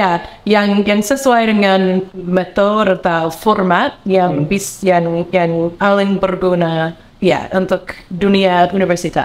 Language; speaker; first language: Indonesian; non-native, learner; English